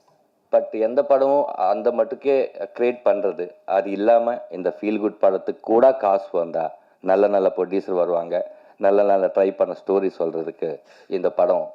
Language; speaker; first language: Tamil; non-native, learner; Telugu